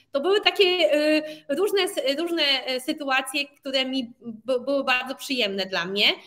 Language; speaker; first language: Polish; native; Polish